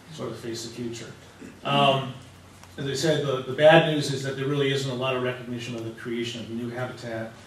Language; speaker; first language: English; native; English